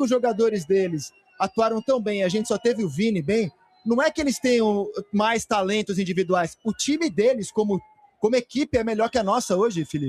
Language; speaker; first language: Portuguese; native; Portuguese